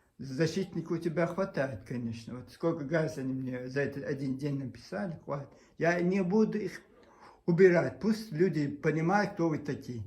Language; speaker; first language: Russian; non-native, local second language; Chechen